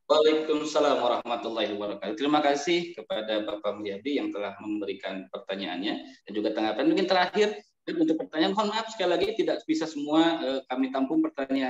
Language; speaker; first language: Indonesian; native; Indonesian